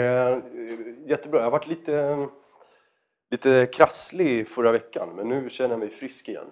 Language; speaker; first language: Swedish; native; Swedish